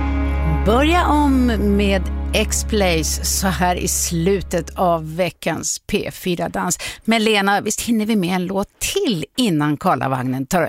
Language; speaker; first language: Swedish; native; Swedish